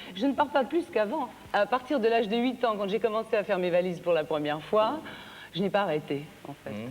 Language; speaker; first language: French; early bilingual, other home language; Bulgarian